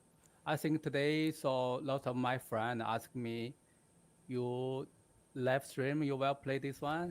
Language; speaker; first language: English; non-native, learner; Chinese